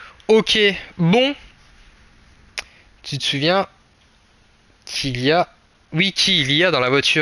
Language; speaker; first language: French; native; French